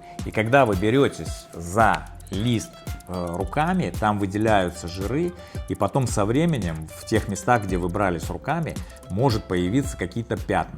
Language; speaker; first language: Russian; native; Russian